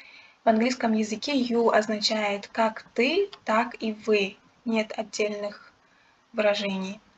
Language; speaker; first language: Russian; non-native, local second language; Uzbek